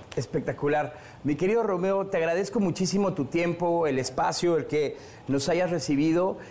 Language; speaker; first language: Spanish; native; Spanish